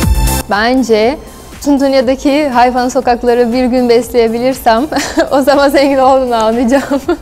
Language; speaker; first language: Turkish; non-native, fluent; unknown